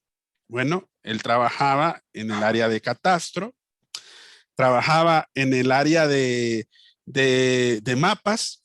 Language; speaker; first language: Spanish; native; Spanish